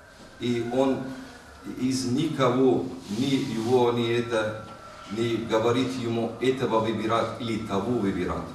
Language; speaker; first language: Russian; non-native, learner; Arabic